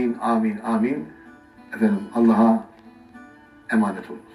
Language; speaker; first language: Turkish; native; Turkish